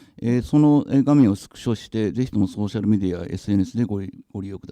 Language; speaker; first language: Japanese; native; Japanese